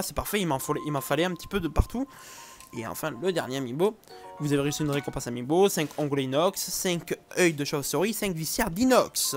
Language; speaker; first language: French; native; French